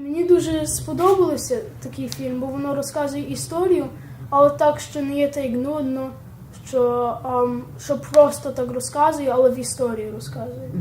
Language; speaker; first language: Ukrainian; early bilingual, heritage; Ukrainian